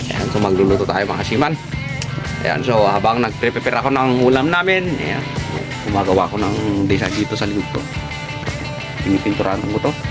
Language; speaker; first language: Filipino; non-native, local second language; Iloko